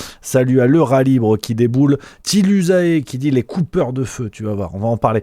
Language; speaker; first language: French; native; French